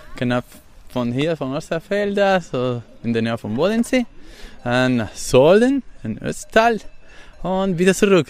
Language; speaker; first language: German; non-native, learner; Spanish